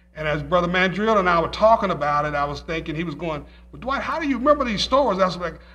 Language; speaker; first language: English; native; English